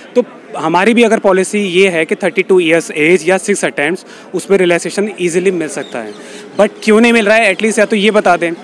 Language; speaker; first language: Hindi; native; Hindi